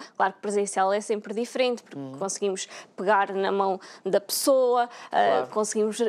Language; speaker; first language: Portuguese; native; Portuguese